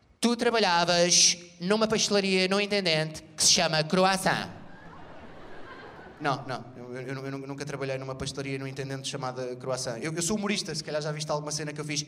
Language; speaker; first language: Portuguese; native; Portuguese